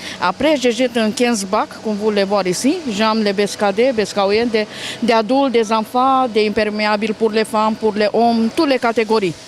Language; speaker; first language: French; non-native, learner; Romanian